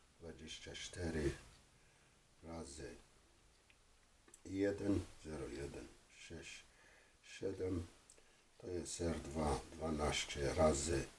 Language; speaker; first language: Polish; non-native, fluent; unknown